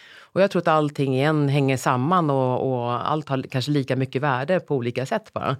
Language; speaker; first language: Swedish; native; Swedish